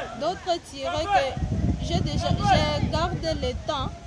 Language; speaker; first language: French; non-native, learner; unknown